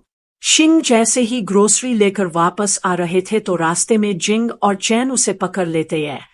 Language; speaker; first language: Hindi; native; Hindi